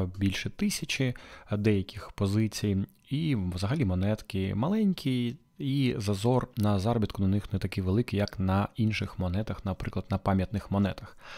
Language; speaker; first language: Ukrainian; non-native, local second language; Russian